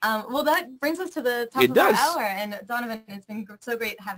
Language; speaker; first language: English; native; English